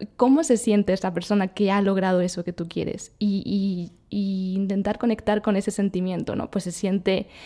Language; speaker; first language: Spanish; native; Spanish